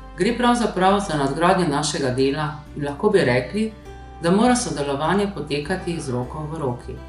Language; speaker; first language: Slovenian; native; Slovenian